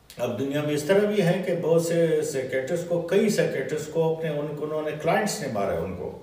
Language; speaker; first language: Urdu; non-native, local second language; Pashto